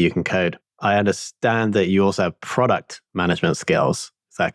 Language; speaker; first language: English; native; English